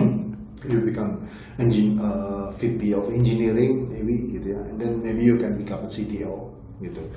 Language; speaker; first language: English; non-native, fluent; Indonesian